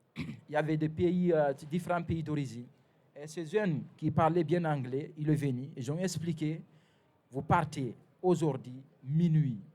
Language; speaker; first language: French; non-native, fluent; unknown